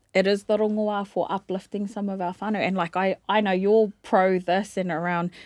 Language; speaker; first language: English; native; English